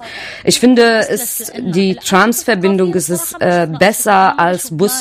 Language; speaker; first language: German; non-native, learner; Arabic